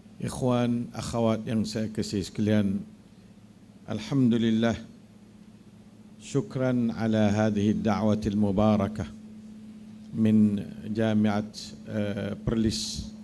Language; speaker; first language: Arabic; non-native, fluent; Malay